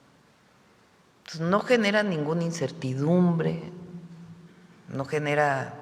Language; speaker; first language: Spanish; native; Spanish